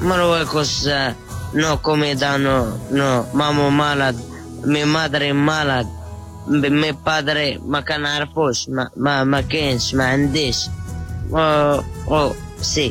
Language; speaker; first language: Spanish; non-native, learner; Arabic